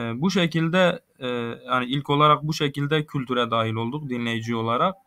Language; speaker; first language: Turkish; non-native, local second language; Kurdish